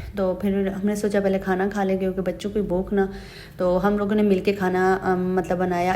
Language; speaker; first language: Urdu; native; Urdu